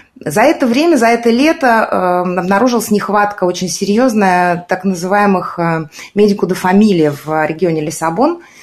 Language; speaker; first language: Russian; native; Russian